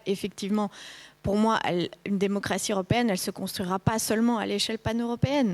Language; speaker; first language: French; native; French